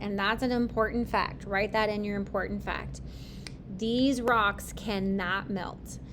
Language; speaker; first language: English; native; English